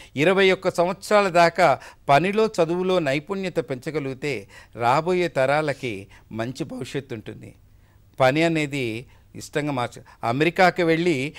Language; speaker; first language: Telugu; native; Telugu